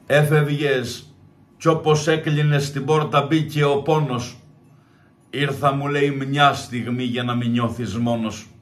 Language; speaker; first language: Greek; native; Greek